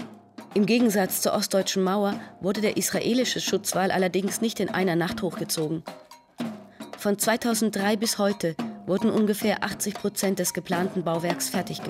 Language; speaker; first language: German; native; German